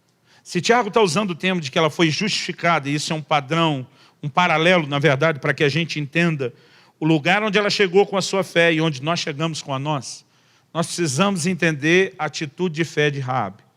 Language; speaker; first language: Portuguese; native; Portuguese